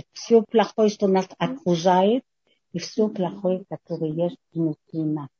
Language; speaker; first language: Russian; non-native, fluent; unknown